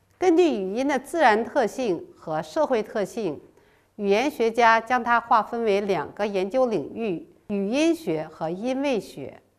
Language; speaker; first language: Chinese; native; Chinese